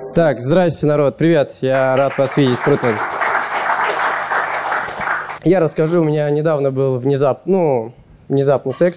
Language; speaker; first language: Russian; native; Russian